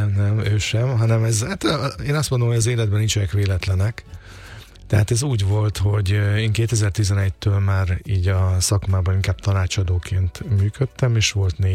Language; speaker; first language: Hungarian; native; Hungarian